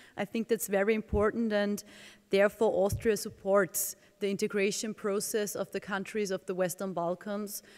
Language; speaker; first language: English; non-native, fluent; German